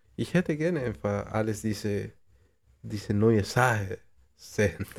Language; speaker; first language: German; non-native, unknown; Spanish